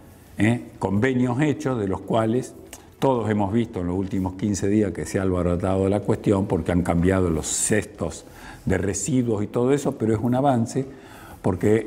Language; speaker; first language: Spanish; native; Spanish